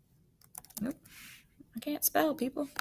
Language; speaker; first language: English; native; English